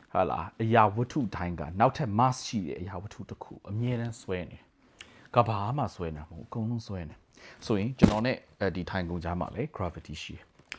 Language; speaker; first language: Burmese; native; Burmese